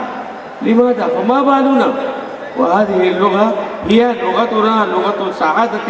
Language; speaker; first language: Arabic; non-native, fluent; Urdu